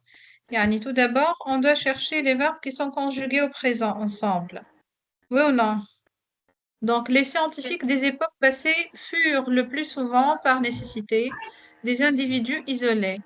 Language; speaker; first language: French; non-native, local second language; Arabic